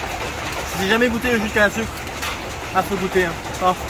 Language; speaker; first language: French; native; French